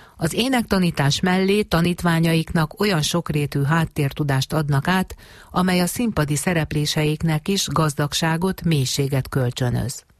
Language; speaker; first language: Hungarian; native; Hungarian